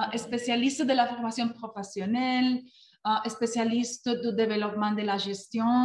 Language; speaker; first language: French; non-native, fluent; Spanish